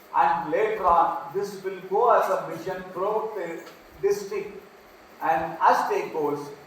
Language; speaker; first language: English; non-native, local second language; Tamil